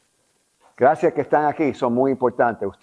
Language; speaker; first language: Spanish; non-native, local second language; English